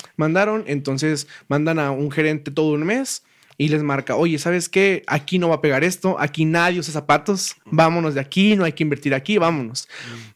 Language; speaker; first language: Spanish; native; Spanish